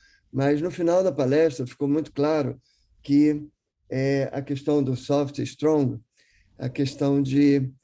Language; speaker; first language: Portuguese; non-native, fluent; English